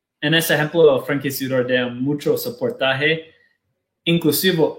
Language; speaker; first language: Spanish; non-native, learner; Portuguese